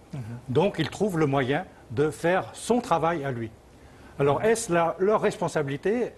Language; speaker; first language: French; early bilingual, other home language; Chinese